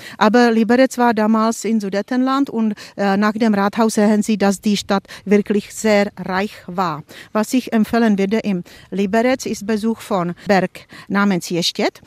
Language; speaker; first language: German; non-native, fluent; Czech